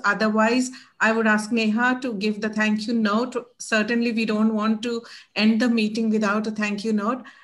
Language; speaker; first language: English; non-native, local second language; Odia